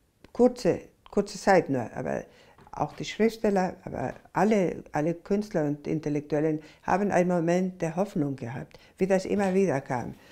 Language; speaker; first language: German; non-native, fluent; Spanish